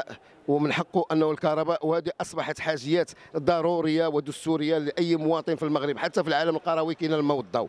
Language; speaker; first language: Arabic; native; Arabic